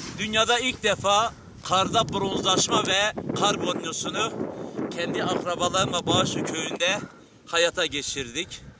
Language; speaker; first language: Turkish; non-native, local second language; Kurdish